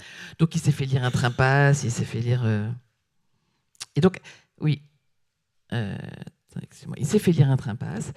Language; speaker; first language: French; native; French